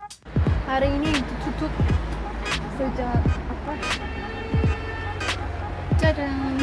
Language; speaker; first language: Indonesian; non-native, learner; Turkish